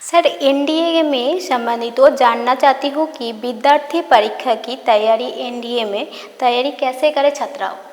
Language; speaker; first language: Hindi; non-native, local second language; Bangla